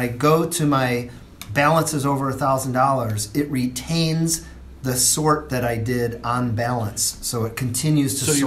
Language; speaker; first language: English; native; English